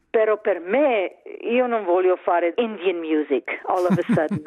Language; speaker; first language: Italian; non-native, learner; Swiss German